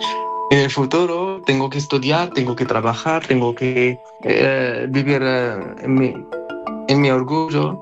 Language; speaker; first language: Spanish; non-native, learner; Arabic